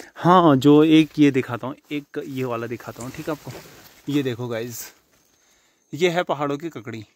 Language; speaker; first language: Hindi; native; Hindi